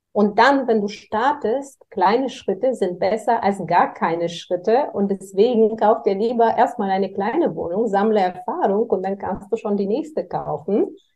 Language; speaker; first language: German; non-native, fluent; Bulgarian